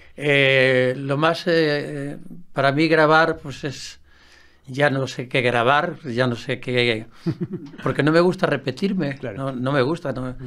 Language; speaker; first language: Spanish; native; Spanish